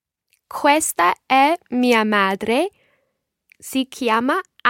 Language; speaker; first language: Italian; non-native, learner; English